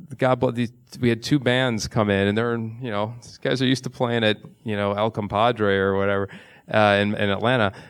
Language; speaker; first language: English; native; English